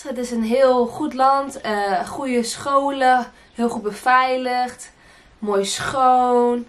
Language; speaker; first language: Dutch; early bilingual, other home language; Portuguese